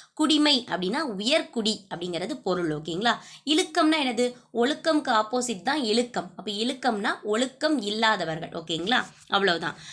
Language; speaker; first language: Tamil; native; Tamil